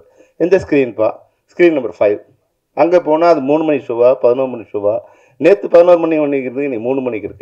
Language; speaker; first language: Tamil; native; Tamil